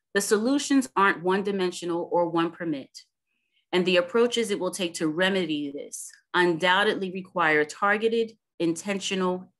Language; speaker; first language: English; native; English